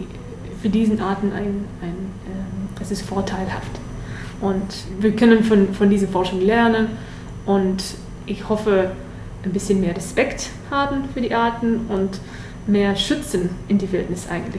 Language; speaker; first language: German; non-native, learner; English